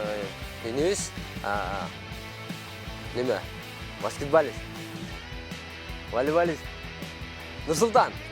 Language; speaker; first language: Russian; non-native, local second language; Kyrgyz